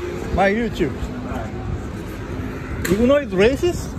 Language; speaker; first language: English; non-native, learner; Japanese